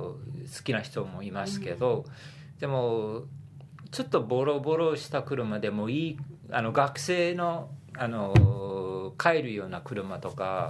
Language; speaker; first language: Japanese; non-native, fluent; English